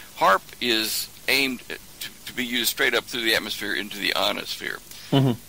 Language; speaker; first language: English; native; English